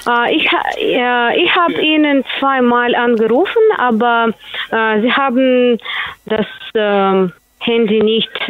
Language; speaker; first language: German; non-native, learner; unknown